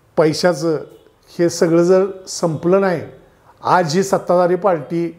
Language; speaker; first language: Marathi; native; Marathi